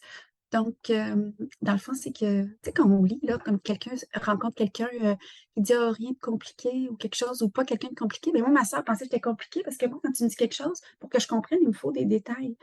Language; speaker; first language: French; native; French